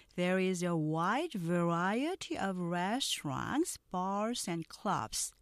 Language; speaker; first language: English; non-native, fluent; Korean